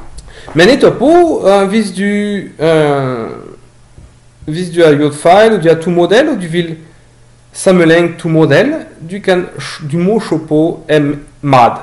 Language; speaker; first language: Norwegian; non-native, learner; French